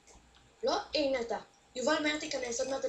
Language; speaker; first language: Hebrew; native; Hebrew